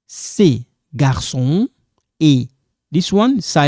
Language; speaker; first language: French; non-native, local second language; Lingala